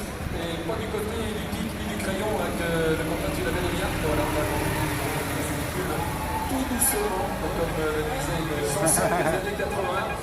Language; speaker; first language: French; native; French